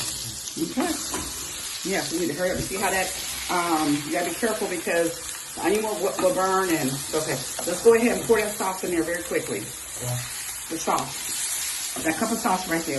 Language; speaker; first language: English; native; English